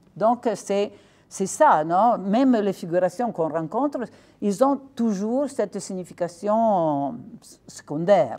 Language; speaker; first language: French; non-native, fluent; Italian